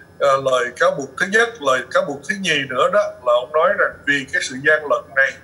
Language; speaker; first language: Vietnamese; early bilingual, other home language; English